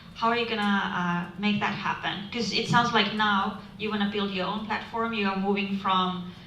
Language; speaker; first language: English; non-native, fluent; Finnish